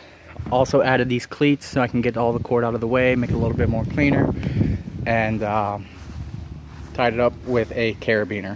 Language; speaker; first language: English; native; English